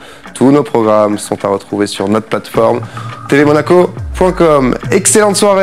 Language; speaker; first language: French; native; French